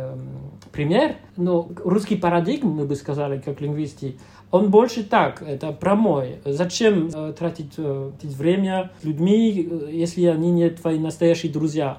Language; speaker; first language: Russian; non-native, fluent; French